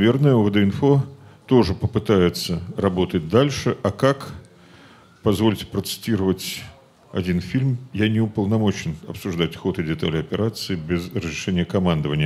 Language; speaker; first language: Russian; native; Russian